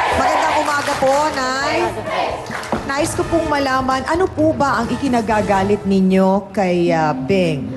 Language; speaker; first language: Filipino; native; Filipino